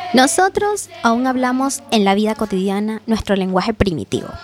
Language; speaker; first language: Spanish; non-native, local second language; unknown